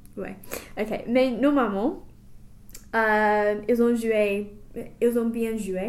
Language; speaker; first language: French; non-native, learner; English